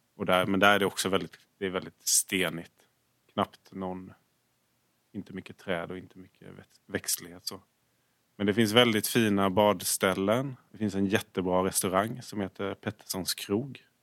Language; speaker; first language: Swedish; native; Swedish